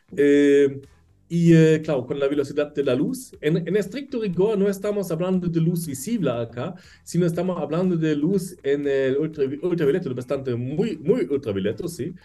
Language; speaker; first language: Spanish; non-native, fluent; German